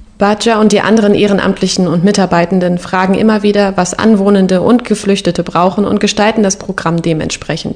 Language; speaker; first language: German; native; German